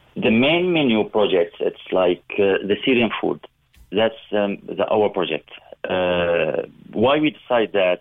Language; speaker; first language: English; non-native, learner; Arabic